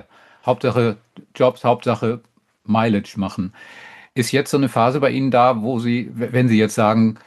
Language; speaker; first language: German; native; German